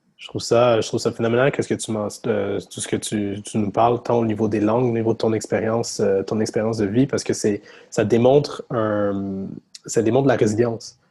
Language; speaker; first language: French; native; French